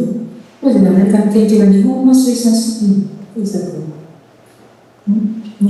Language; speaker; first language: Japanese; native; Japanese